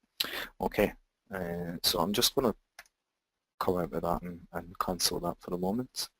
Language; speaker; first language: English; native; English